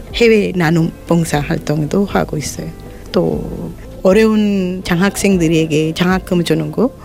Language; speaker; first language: Korean; non-native, fluent; Sinhala